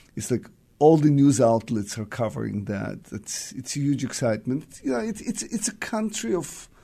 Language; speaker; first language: English; non-native, fluent; Russian